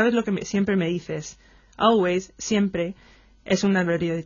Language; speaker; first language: Spanish; non-native, fluent; English